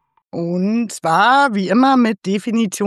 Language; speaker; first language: German; native; German